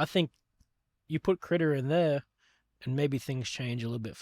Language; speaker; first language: English; native; English